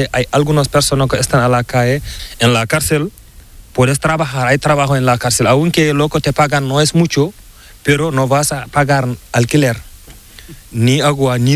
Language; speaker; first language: Spanish; non-native, learner; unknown